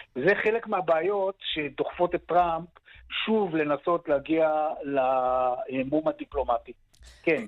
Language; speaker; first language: Hebrew; native; Hebrew